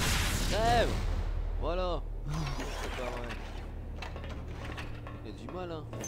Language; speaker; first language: French; native; French